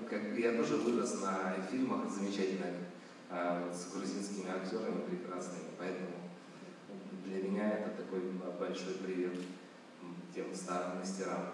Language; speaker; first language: Russian; native; Russian